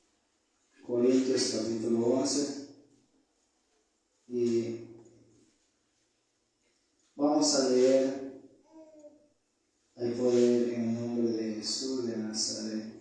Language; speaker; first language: Spanish; native; Spanish